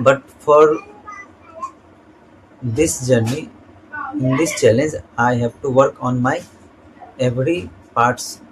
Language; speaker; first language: English; non-native, learner; Hindi